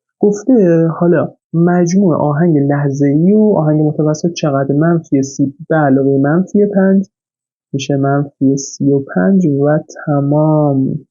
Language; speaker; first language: Persian; native; Persian